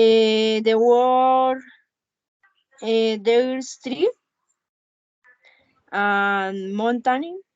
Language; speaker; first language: English; non-native, learner; Spanish